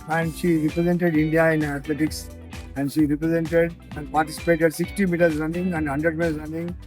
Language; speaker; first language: English; non-native, local second language; Telugu